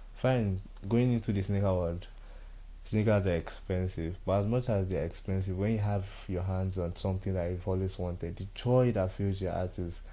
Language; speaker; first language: English; non-native, local second language; Yoruba